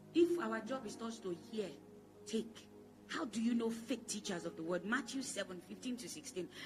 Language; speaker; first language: English; non-native, local second language; Igbo